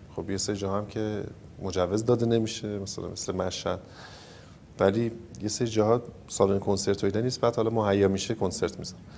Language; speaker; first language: Persian; native; Persian